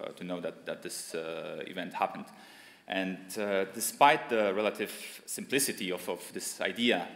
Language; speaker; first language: English; non-native, fluent; Polish